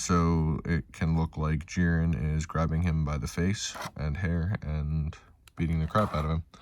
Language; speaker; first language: English; native; English